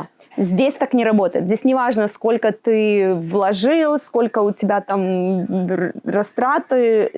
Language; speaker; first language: Russian; native; Russian